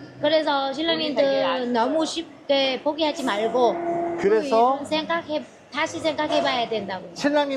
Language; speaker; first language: Korean; non-native, fluent; Vietnamese